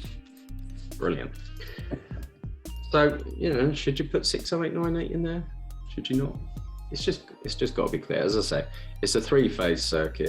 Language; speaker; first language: English; native; English